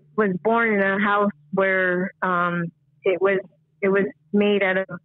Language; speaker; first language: English; early bilingual, other home language; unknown